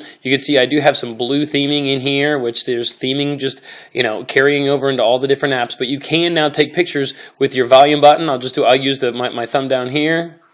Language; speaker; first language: English; native; English